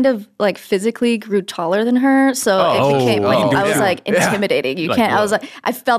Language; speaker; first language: English; native; English